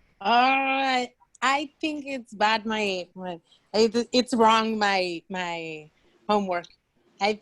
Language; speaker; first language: English; non-native, learner; Spanish